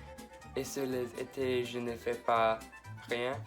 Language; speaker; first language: French; non-native, learner; English